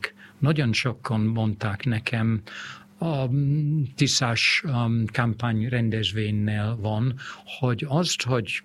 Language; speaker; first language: Hungarian; non-native, fluent; English